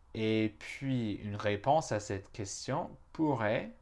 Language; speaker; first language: French; non-native, fluent; English